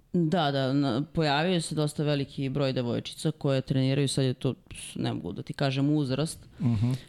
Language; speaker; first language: Serbian; native; Serbian